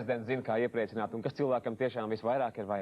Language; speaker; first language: Latvian; native; Latvian